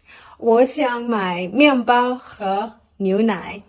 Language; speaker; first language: Chinese; non-native, learner; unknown